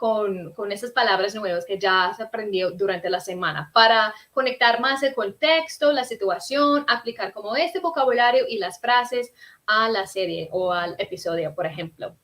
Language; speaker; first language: Spanish; early bilingual, heritage; Spanish